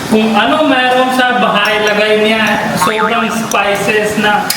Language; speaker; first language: Filipino; non-native, learner; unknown